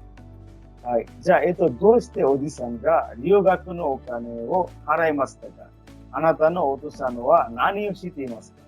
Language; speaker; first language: Japanese; non-native, fluent; Bangla